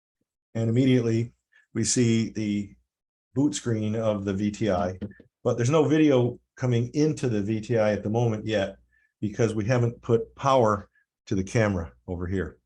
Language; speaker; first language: English; native; English